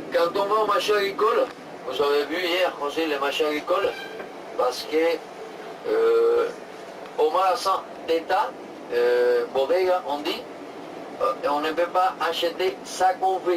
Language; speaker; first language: French; non-native, fluent; Spanish